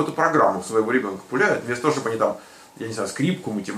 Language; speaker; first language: Russian; native; Russian